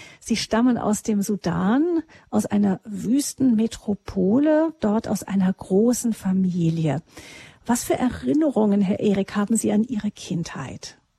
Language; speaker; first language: German; native; German